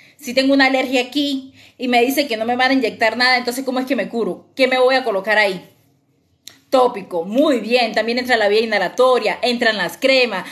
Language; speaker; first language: Spanish; native; Spanish